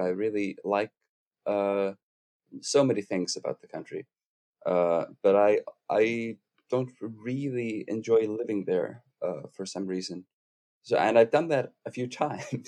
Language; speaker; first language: English; non-native, fluent; Icelandic